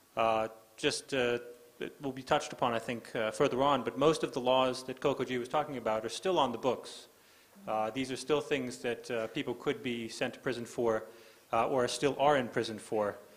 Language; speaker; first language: English; native; English